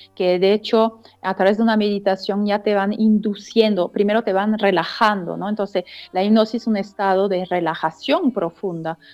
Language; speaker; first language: Spanish; non-native, fluent; French